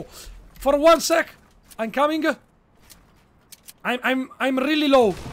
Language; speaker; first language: English; non-native, learner; Italian